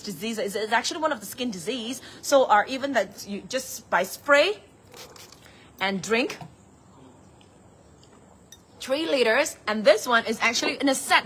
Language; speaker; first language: English; non-native, local second language; Chinese